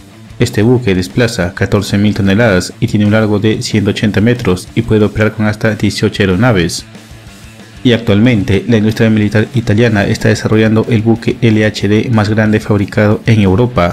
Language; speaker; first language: Spanish; native; Spanish